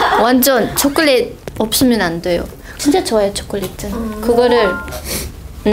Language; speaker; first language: Korean; non-native, learner; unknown